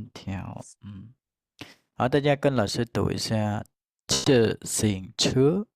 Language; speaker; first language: Chinese; non-native, fluent; Khmer